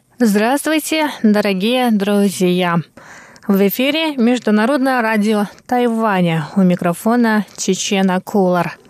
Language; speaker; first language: Russian; non-native, local second language; Tuvinian